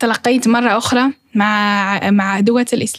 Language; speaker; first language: Arabic; early bilingual, heritage; Arabic